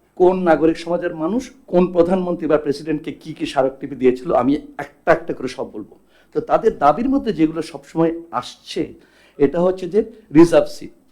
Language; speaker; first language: Bangla; non-native, local second language; Chakma